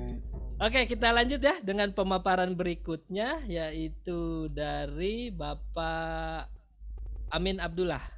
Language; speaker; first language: Indonesian; native; Indonesian